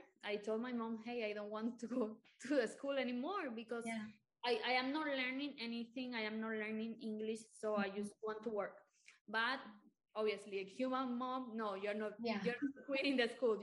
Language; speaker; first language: English; non-native, fluent; Spanish